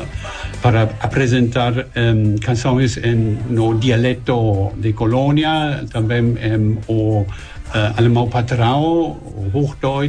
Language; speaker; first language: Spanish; non-native, fluent; German